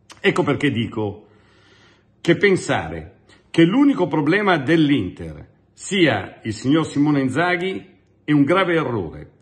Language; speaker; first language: Italian; native; Italian